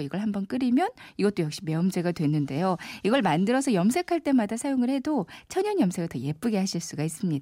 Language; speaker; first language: Korean; native; Korean